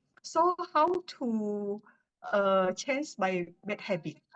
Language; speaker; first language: English; non-native, learner; Indonesian